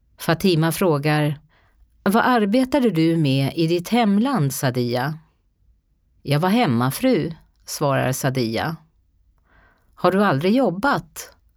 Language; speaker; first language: Swedish; native; Swedish